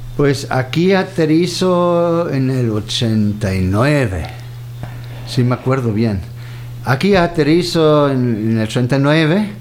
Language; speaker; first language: Spanish; non-native, fluent; German